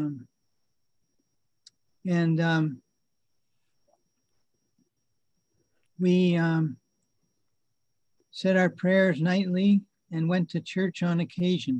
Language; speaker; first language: English; native; English